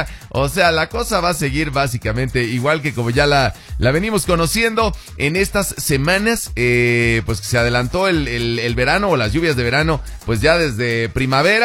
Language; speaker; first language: Spanish; native; Spanish